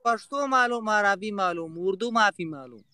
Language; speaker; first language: Arabic; non-native, learner; Pashto